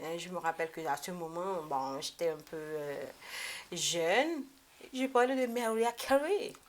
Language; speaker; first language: French; non-native, local second language; Haitian Creole